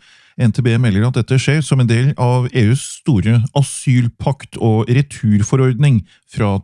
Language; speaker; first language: Norwegian; native; Norwegian